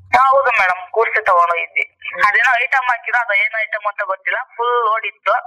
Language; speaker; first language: Kannada; native; Kannada